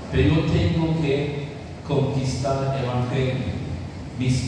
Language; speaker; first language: Spanish; non-native, fluent; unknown